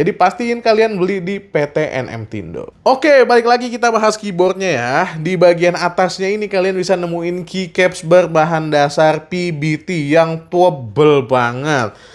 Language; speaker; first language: Indonesian; native; Indonesian